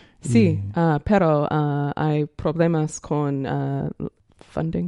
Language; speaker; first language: Spanish; non-native, learner; English